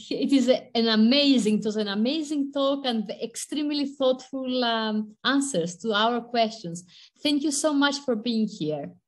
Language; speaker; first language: English; non-native, fluent; Greek